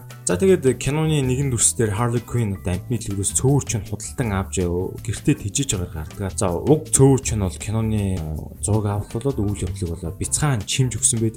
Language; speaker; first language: Mongolian; native; Mongolian